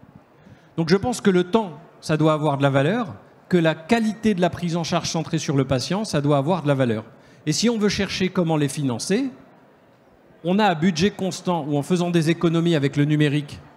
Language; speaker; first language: French; native; French